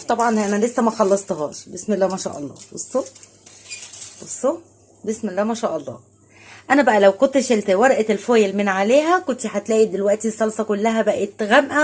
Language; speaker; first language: Arabic; native; Arabic